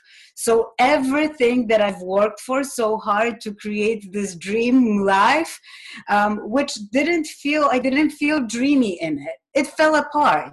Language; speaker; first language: English; non-native, fluent; Polish